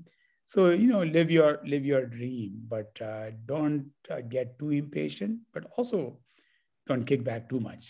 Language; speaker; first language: English; non-native, local second language; Hindi